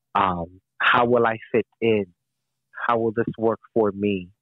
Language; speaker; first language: English; native; English